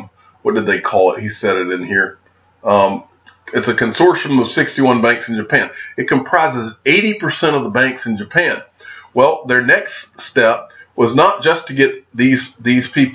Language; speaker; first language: English; native; English